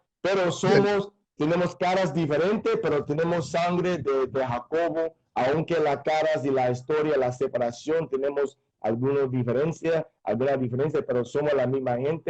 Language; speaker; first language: Spanish; non-native, fluent; English